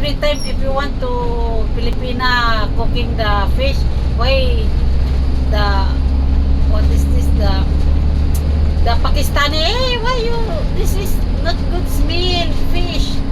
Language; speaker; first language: English; non-native, local second language; Filipino